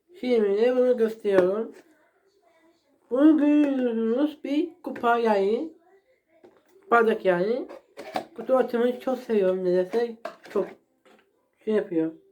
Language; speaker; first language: Turkish; non-native, learner; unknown